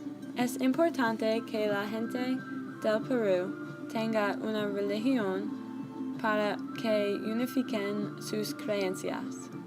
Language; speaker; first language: Spanish; non-native, learner; English